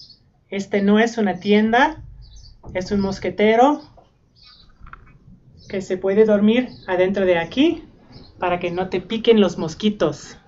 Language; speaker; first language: Spanish; non-native, learner; English